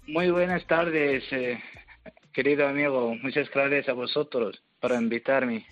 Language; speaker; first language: Spanish; non-native, learner; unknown